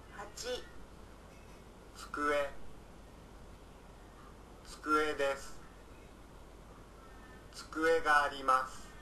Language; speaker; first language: Japanese; non-native, learner; Indonesian